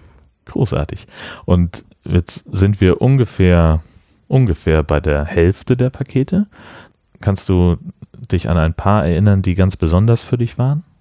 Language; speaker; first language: German; native; German